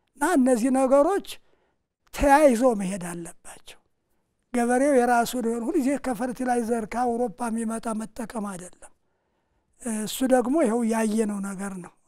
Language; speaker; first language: Amharic; native; Amharic